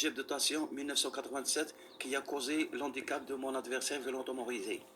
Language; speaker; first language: French; non-native, local second language; Arabic